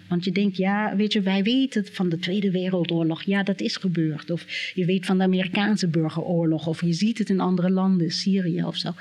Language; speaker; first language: Dutch; non-native, fluent; English